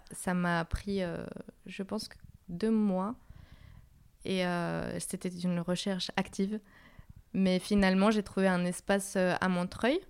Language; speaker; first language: French; non-native, fluent; Spanish